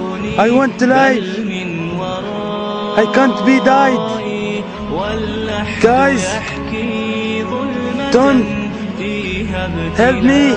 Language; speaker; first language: English; non-native, learner; Arabic